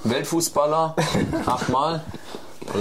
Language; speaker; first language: German; native; German